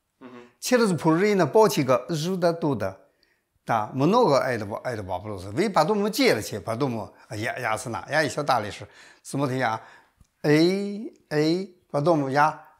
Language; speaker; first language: Russian; non-native, learner; Chinese